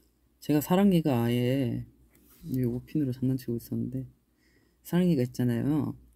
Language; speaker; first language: Korean; native; Korean